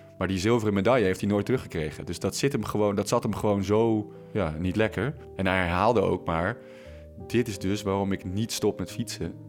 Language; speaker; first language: Dutch; native; Dutch